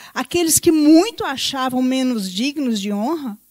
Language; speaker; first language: Portuguese; native; Portuguese